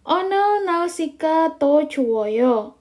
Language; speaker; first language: Korean; non-native, fluent; Indonesian